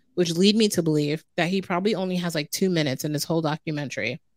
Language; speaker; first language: English; native; English